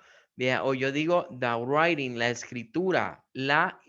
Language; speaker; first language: Spanish; native; Spanish